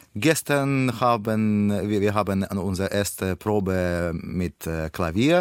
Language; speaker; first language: German; non-native, learner; Russian